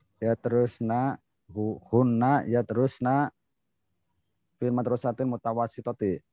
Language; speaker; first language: Arabic; non-native, learner; Indonesian